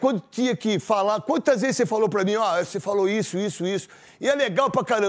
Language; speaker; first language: Portuguese; native; Portuguese